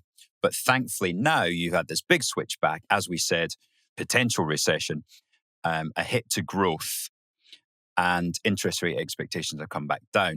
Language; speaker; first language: English; native; English